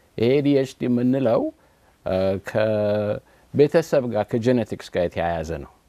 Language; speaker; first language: Amharic; native; Amharic